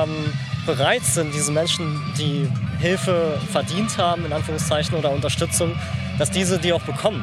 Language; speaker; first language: German; native; German